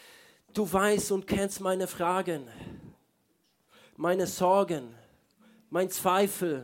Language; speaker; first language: German; non-native, fluent; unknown